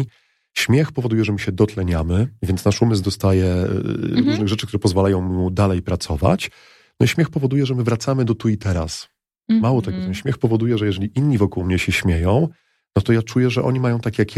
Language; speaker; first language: Polish; native; Polish